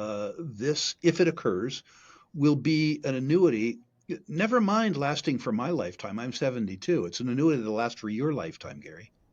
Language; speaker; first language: English; native; English